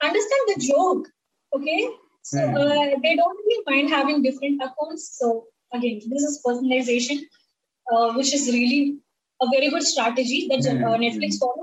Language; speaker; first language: English; non-native, local second language; Tamil